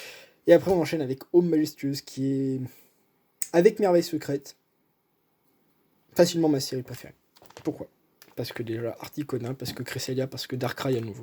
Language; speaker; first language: French; native; French